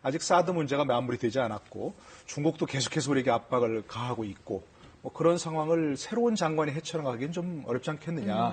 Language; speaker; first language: Korean; native; Korean